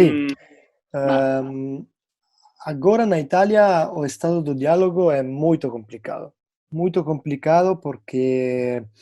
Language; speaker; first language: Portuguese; non-native, fluent; Italian